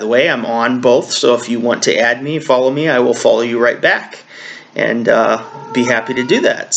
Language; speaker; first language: English; native; English